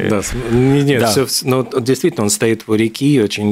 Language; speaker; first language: Russian; native; Russian